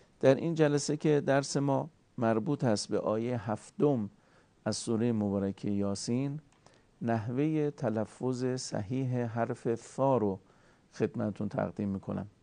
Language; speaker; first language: Persian; native; Persian